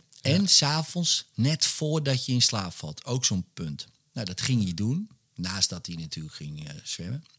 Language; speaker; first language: Dutch; native; Dutch